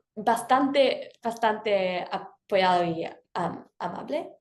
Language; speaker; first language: Spanish; non-native, fluent; English